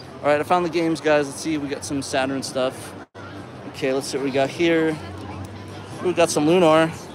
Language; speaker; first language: English; native; English